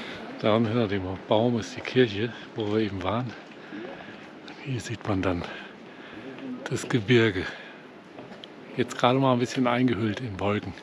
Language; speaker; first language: German; native; German